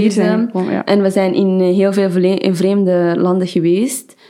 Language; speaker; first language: Dutch; non-native, fluent; Persian